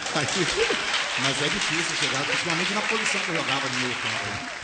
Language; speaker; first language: Portuguese; native; Portuguese